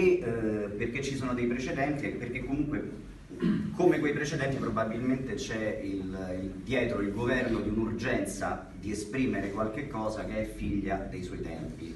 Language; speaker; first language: Italian; native; Italian